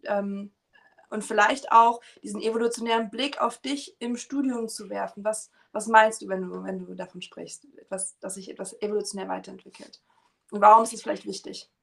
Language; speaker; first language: German; native; German